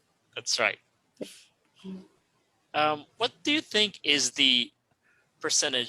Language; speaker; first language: English; non-native, local second language; Filipino